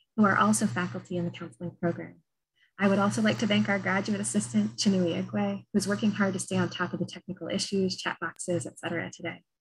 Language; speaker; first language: English; native; English